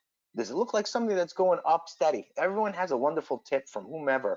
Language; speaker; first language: English; native; English